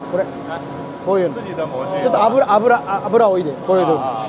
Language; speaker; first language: Japanese; non-native, local second language; Chinese